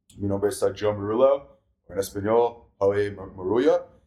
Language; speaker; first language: Spanish; non-native, learner; English